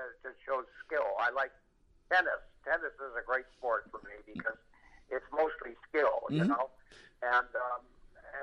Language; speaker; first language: English; native; English